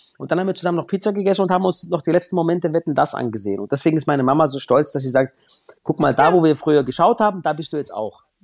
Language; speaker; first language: German; native; German